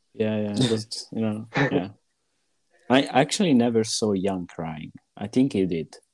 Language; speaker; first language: English; non-native, fluent; Italian